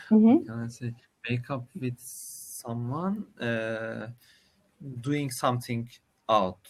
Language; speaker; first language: English; non-native, learner; Turkish